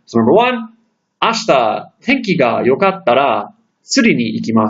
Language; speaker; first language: Japanese; non-native, fluent; English